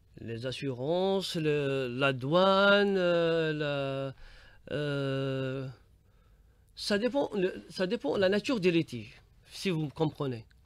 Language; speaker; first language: French; non-native, local second language; Arabic